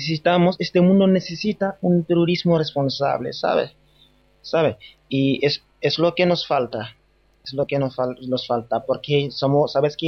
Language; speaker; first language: Spanish; non-native, fluent; Wolof